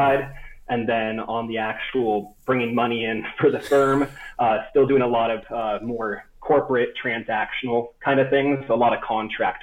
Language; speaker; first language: English; native; English